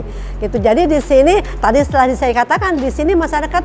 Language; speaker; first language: Indonesian; native; Indonesian